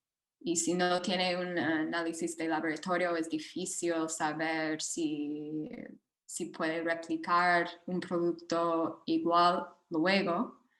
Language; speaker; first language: Spanish; non-native, fluent; English